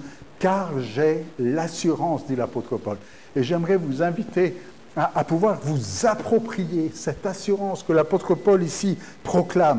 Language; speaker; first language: French; native; French